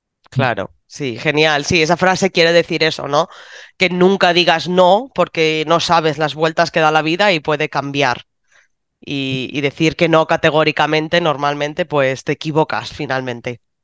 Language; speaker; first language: Spanish; native; Spanish